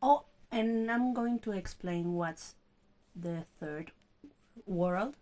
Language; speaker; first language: English; non-native, learner; Spanish